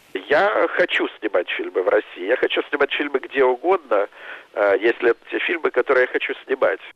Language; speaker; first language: Russian; native; Russian